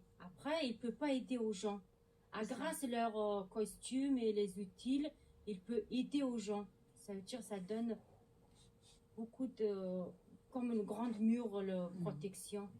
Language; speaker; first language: French; non-native, learner; Mongolian